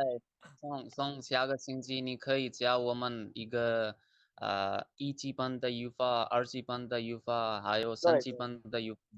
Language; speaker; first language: Chinese; non-native, fluent; Urdu